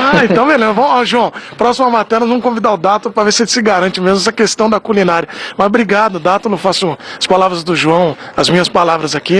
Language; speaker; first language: Portuguese; native; Portuguese